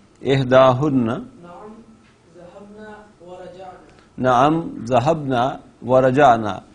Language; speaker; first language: Arabic; non-native, fluent; Urdu